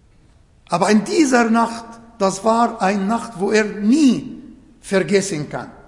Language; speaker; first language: German; non-native, learner; Arabic